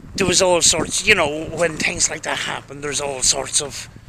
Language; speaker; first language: English; native; English